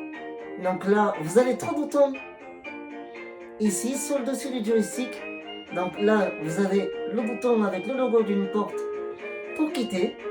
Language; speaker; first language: French; native; French